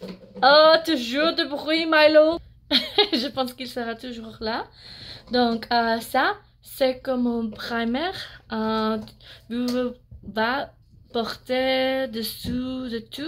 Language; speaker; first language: French; non-native, learner; English